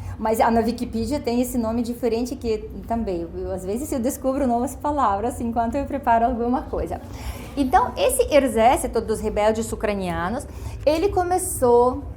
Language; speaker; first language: Portuguese; non-native, fluent; Ukrainian